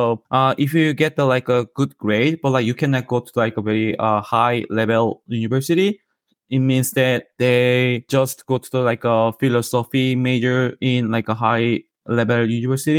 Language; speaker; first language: English; non-native, learner; Korean